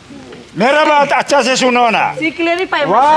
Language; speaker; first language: Hindi; non-native, local second language; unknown